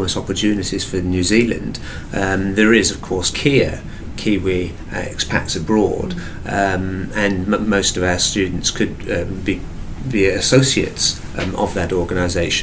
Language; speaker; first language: English; native; English